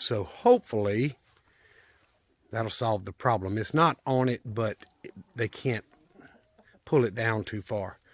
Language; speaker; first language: English; native; English